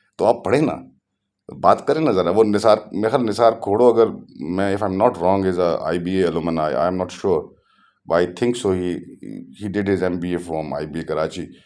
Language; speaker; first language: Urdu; non-native, local second language; Punjabi